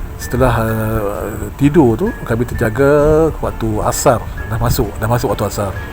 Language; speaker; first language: Malay; native; Malay